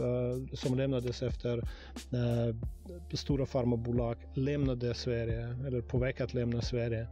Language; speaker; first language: Swedish; non-native, fluent; Russian